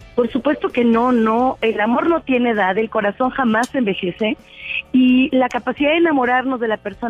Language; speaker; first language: Spanish; native; Spanish